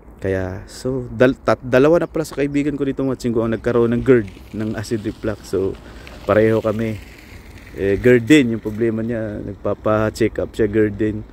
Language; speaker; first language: Filipino; native; Filipino